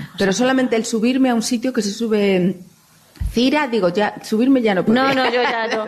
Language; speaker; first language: Spanish; native; Spanish